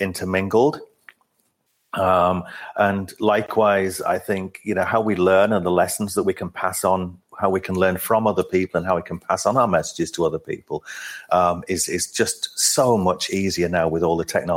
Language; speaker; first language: English; native; English